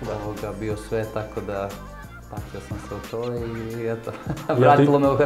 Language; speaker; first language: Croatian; early bilingual, heritage; Croatian